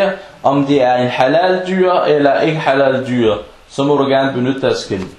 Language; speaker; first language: Danish; non-native, local second language; Arabic